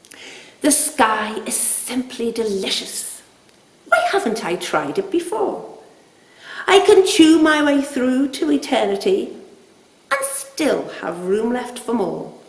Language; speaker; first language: English; native; English